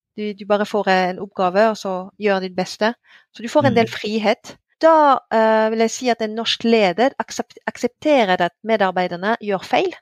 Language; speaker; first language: Norwegian; non-native, fluent; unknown